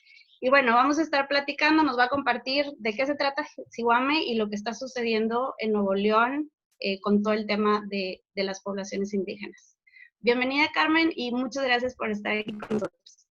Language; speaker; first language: Spanish; native; Spanish